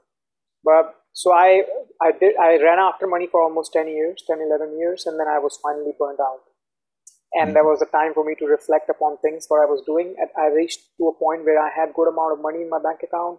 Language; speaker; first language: English; non-native, local second language; Hindi